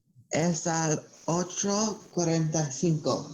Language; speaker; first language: Spanish; non-native, learner; English